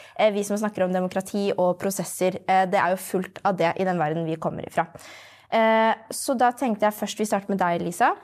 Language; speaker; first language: Norwegian; native; Norwegian